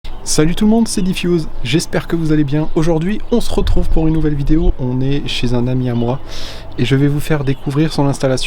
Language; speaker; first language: French; native; French